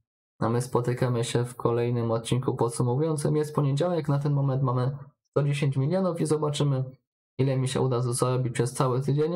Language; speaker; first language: Polish; native; Polish